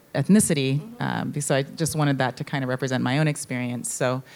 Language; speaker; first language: English; native; English